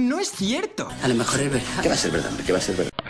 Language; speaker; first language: Spanish; native; Spanish